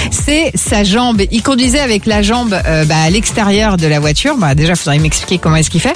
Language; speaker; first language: French; native; French